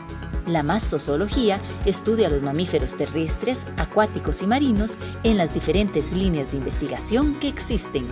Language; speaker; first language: Spanish; native; Spanish